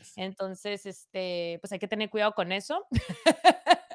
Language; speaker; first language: Spanish; native; Spanish